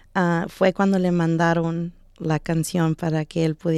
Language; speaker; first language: Spanish; early bilingual, heritage; Spanish